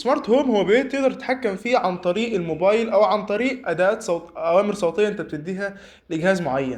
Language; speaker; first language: Arabic; native; Arabic